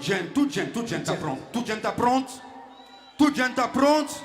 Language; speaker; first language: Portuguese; non-native, learner; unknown